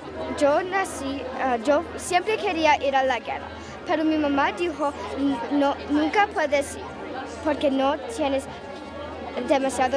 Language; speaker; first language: Spanish; non-native, learner; English